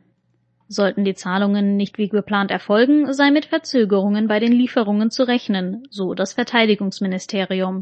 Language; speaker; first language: German; native; German